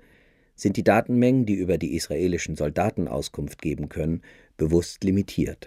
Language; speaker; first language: German; native; German